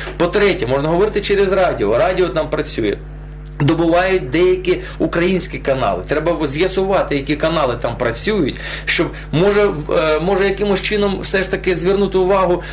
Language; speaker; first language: Ukrainian; non-native, local second language; Russian